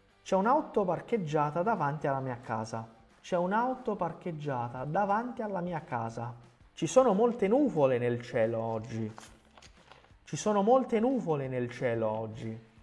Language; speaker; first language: Italian; non-native, fluent; Portuguese